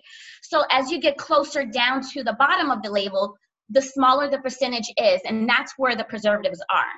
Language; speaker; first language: English; native; English